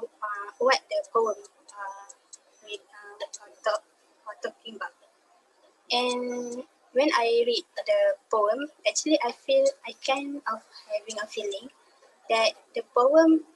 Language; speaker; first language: English; non-native, local second language; Malay